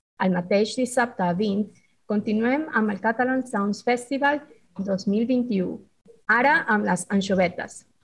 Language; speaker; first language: Catalan; non-native, fluent; Spanish